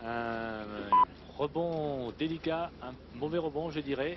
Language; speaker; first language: French; native; French